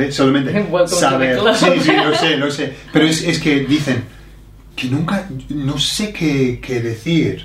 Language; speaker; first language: Spanish; non-native, fluent; English